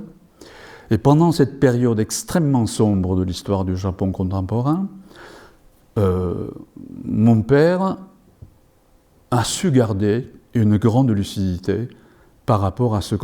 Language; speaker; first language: French; non-native, fluent; Japanese